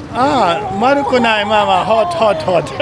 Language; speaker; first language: Japanese; non-native, fluent; Urdu